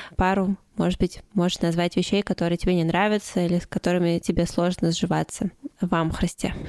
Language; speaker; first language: Russian; native; Russian